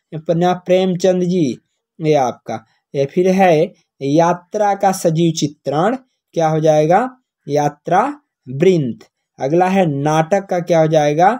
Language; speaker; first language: Hindi; native; Hindi